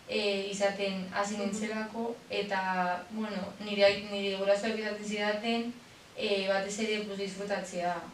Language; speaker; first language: Basque; non-native, local second language; Spanish